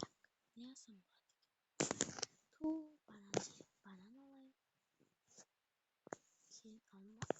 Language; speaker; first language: Kazakh; native; Kazakh